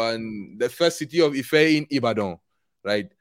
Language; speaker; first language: English; non-native, local second language; Igbo